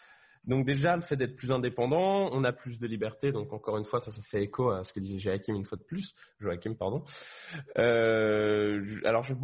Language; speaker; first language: French; native; French